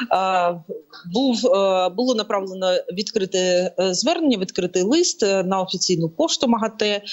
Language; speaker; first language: Ukrainian; native; Ukrainian